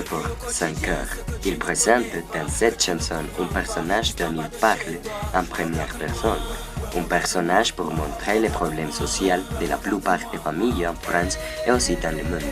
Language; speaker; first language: French; non-native, learner; Spanish